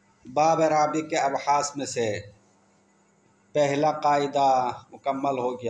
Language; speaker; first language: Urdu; non-native, local second language; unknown